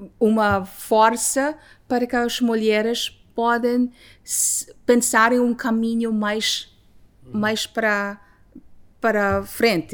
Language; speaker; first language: Portuguese; non-native, learner; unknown